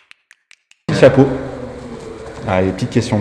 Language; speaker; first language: French; native; French